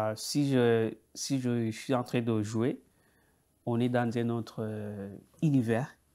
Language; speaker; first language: French; non-native, local second language; Kinyarwanda